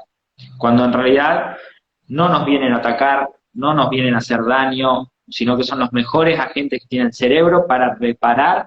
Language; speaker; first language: Spanish; native; Spanish